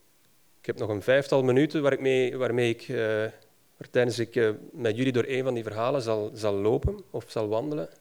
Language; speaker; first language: Dutch; native; Dutch